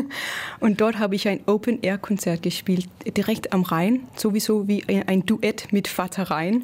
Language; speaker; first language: German; non-native, fluent; Danish